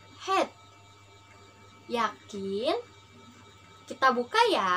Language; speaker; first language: Indonesian; native; Indonesian